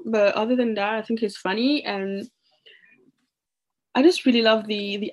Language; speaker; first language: English; non-native, fluent; French